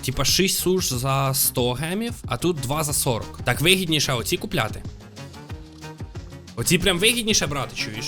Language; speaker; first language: Ukrainian; non-native, local second language; Russian